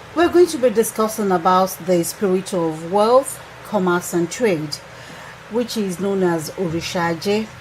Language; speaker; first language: English; non-native, local second language; Yoruba